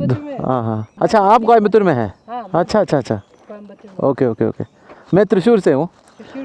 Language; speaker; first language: Hindi; non-native, local second language; Malayalam